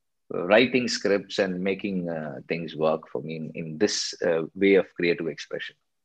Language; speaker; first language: English; non-native, local second language; Tamil